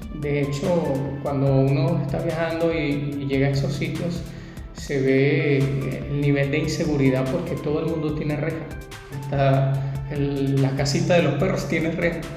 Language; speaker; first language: Spanish; native; Spanish